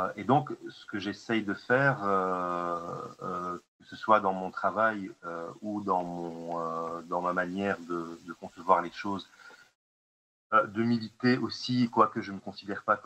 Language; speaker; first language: French; non-native, local second language; Arabic